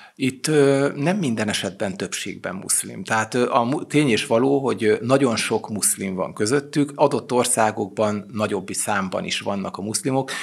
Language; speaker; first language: Hungarian; native; Hungarian